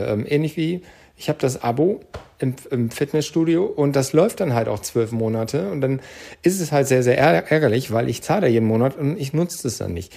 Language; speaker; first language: German; native; German